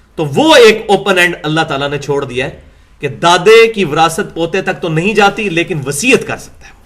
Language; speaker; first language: Urdu; non-native, local second language; Punjabi